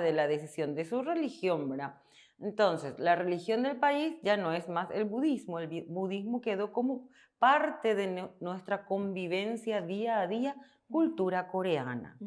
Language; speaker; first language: Spanish; non-native, fluent; Korean